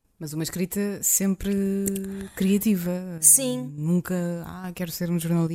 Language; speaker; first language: Portuguese; native; Portuguese